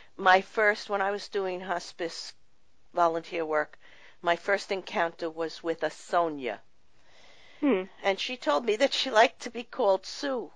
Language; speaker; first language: English; early bilingual, other home language; Russian